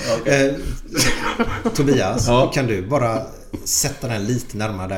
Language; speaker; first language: Swedish; native; Swedish